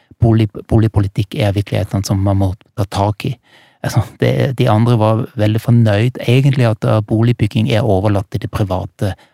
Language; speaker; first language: Norwegian; non-native, fluent; German